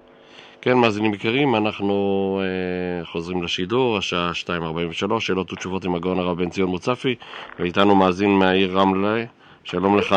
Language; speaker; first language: Hebrew; native; Hebrew